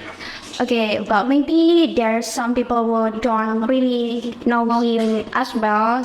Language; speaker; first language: English; non-native, fluent; Indonesian